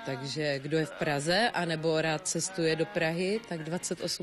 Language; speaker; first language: Czech; native; Czech